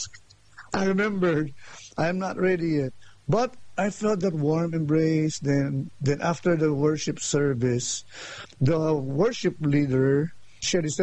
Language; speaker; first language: English; non-native, local second language; Filipino